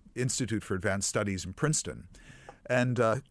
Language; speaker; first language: English; native; English